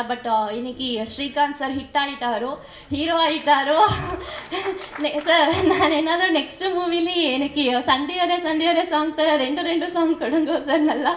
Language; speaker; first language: Tamil; non-native, learner; Kannada